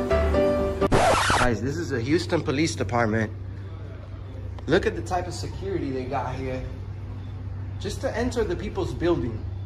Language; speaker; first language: English; early bilingual, other home language; Spanish